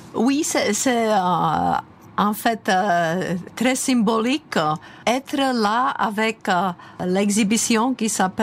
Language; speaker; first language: French; non-native, fluent; Czech